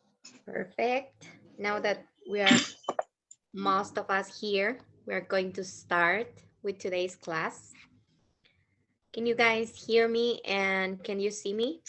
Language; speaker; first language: English; non-native, fluent; Spanish